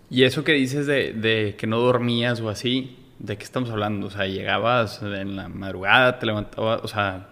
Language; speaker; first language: Spanish; native; Spanish